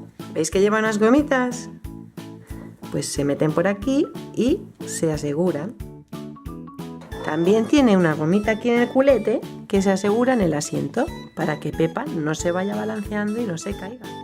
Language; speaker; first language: Spanish; native; Spanish